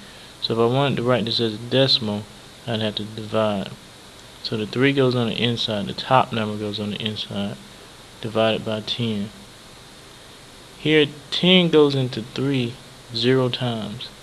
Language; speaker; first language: English; native; English